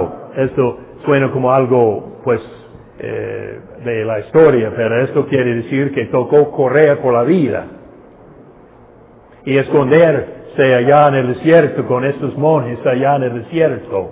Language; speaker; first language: Spanish; non-native, fluent; English